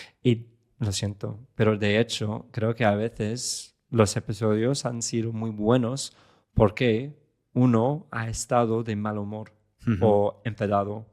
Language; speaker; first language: Spanish; non-native, fluent; English